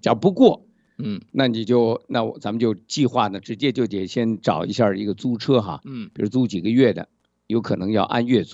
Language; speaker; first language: Chinese; native; Chinese